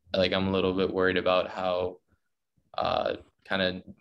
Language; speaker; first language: English; native; English